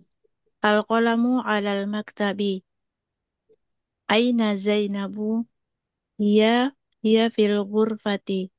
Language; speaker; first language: Arabic; non-native, learner; Indonesian